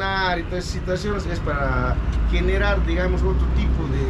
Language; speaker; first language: Spanish; native; Spanish